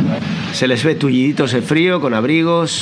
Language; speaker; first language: Spanish; native; Spanish